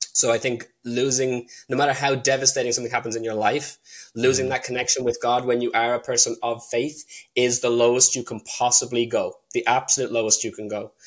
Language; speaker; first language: English; native; English